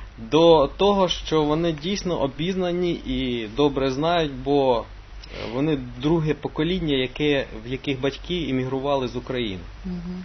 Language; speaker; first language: Ukrainian; non-native, local second language; Russian